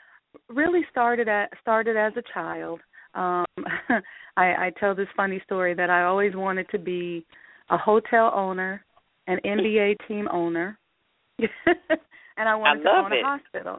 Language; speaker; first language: English; native; English